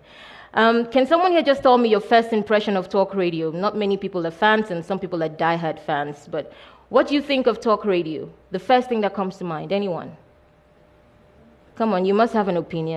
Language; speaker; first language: English; non-native, local second language; Igbo